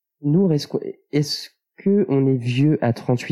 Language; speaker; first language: French; native; French